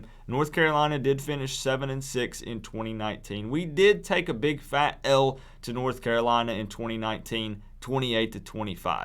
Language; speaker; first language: English; native; English